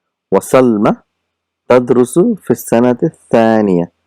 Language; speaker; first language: Arabic; non-native, fluent; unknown